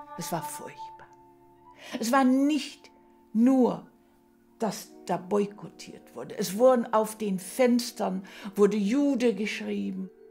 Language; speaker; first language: German; early bilingual, heritage; German